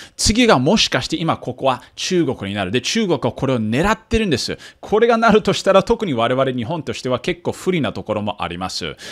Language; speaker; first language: Japanese; early bilingual, heritage; Japanese